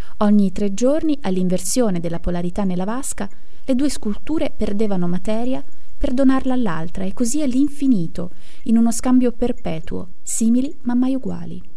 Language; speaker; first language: Italian; native; Italian